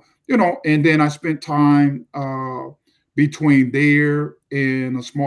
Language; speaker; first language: English; native; English